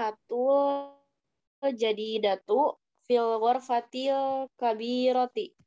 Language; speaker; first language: Arabic; non-native, learner; Indonesian